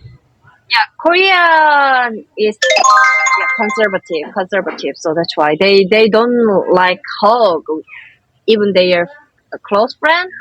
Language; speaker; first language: English; non-native, learner; Korean